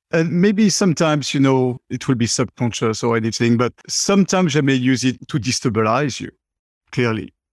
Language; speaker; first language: English; non-native, fluent; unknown